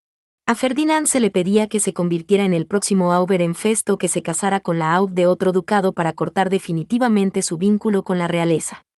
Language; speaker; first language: Spanish; native; Spanish